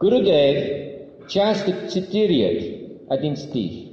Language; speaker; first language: Russian; non-native, fluent; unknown